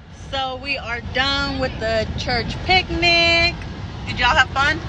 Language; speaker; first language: English; early bilingual, other home language; Spanish